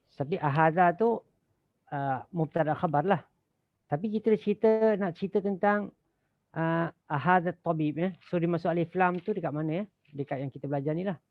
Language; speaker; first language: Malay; native; Malay